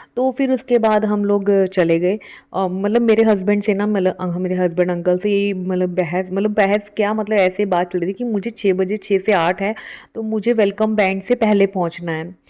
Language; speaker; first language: Hindi; native; Hindi